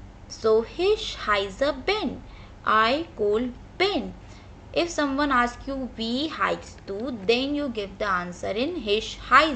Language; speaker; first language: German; non-native, fluent; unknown